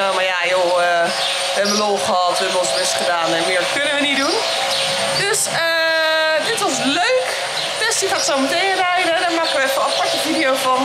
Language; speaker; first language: Dutch; native; Dutch